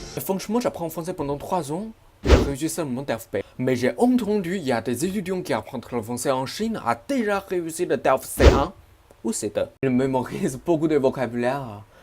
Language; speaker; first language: French; non-native, learner; Chinese